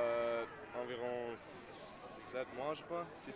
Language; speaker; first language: French; non-native, learner; English